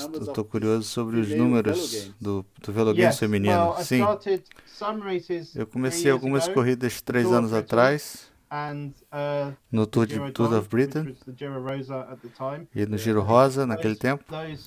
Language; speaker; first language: Portuguese; non-native, learner; English